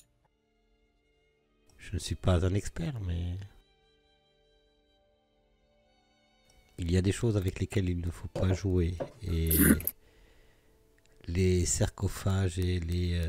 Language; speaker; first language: French; native; French